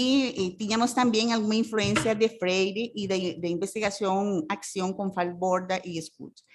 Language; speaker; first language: Portuguese; non-native, fluent; Spanish